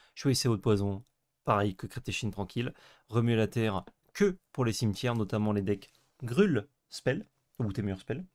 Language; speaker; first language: French; native; French